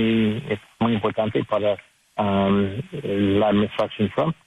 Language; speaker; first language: Spanish; non-native, learner; English